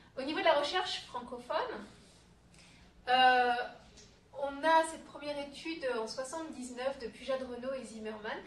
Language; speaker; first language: French; native; French